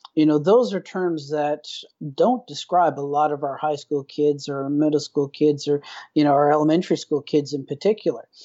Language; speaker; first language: English; native; English